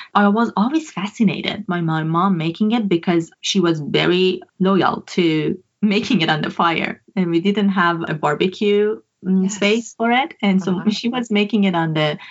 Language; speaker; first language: English; non-native, fluent; Persian